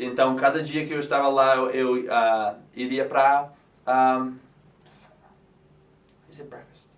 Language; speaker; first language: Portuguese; non-native, fluent; English